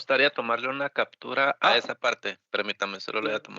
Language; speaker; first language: Spanish; native; Spanish